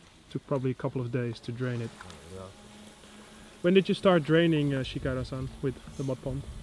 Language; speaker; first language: English; non-native, fluent; Dutch